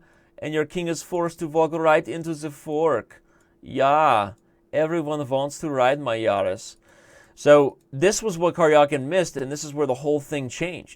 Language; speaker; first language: English; native; English